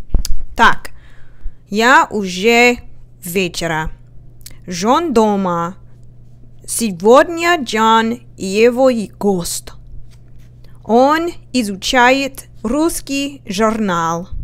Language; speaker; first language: Russian; non-native, learner; English